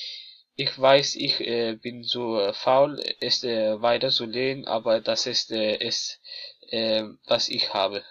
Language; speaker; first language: German; non-native, learner; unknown